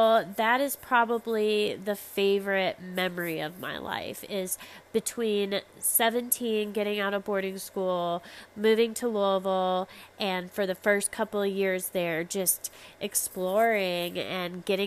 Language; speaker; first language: English; native; English